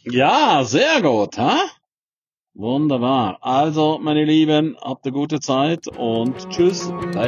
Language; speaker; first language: German; native; German